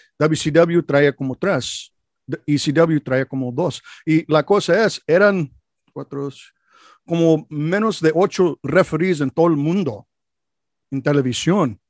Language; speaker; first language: Spanish; non-native, learner; English